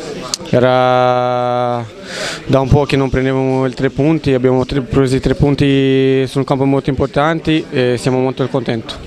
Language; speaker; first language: Italian; non-native, fluent; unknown